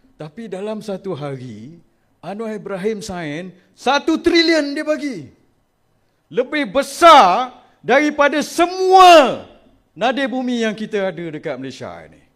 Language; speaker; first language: Malay; native; Malay